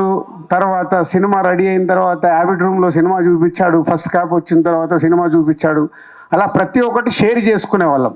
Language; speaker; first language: Telugu; native; Telugu